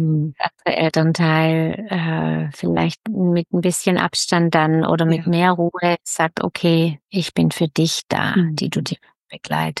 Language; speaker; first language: German; native; German